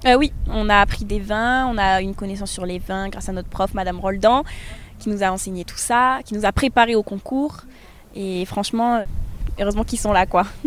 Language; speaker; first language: French; native; French